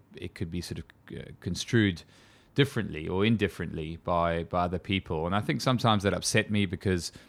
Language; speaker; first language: English; native; English